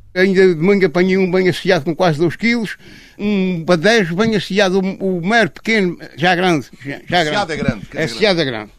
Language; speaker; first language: Portuguese; native; Portuguese